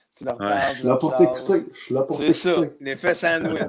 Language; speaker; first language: French; native; French